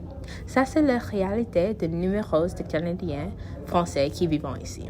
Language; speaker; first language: French; non-native, learner; English